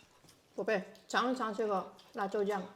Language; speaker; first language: Chinese; non-native, fluent; Indonesian